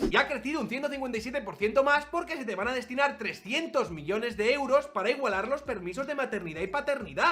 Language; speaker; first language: Spanish; native; Spanish